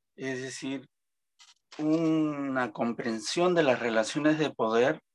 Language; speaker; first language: Spanish; native; Spanish